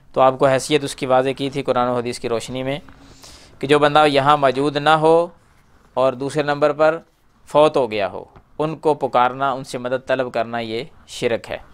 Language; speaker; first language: Urdu; non-native, local second language; Punjabi